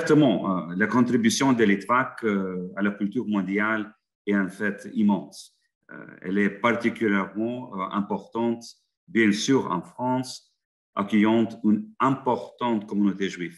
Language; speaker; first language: French; non-native, fluent; Lithuanian